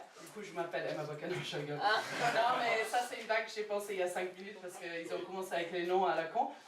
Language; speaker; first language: French; non-native, fluent; English